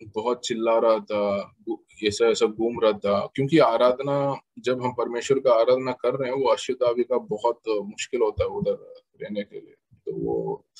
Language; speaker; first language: Hindi; non-native, local second language; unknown